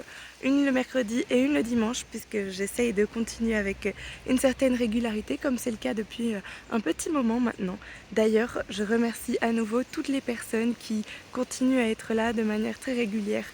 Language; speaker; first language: French; native; French